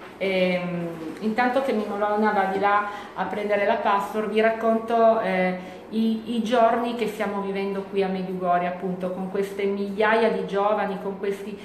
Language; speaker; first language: Italian; native; Italian